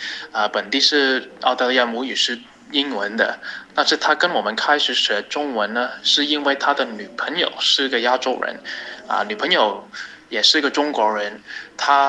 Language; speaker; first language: Chinese; non-native, fluent; English